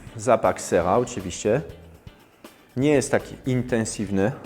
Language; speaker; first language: Polish; non-native, fluent; French